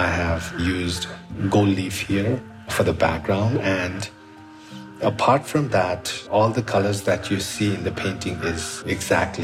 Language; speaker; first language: English; non-native, local second language; Sherpa